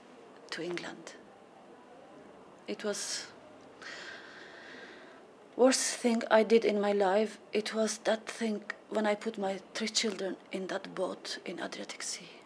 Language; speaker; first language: English; non-native, learner; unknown